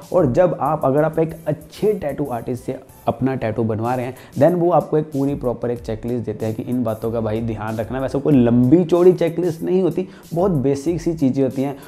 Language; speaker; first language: Hindi; non-native, local second language; Punjabi